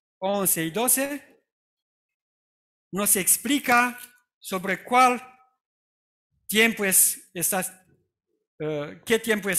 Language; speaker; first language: Spanish; non-native, fluent; Romanian